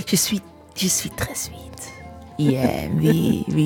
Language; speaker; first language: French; non-native, learner; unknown